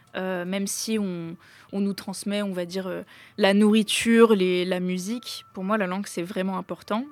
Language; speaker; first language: French; native; French